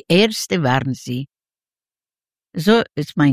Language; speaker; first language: German; non-native, learner; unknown